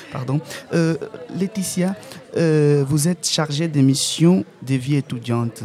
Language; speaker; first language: French; non-native, fluent; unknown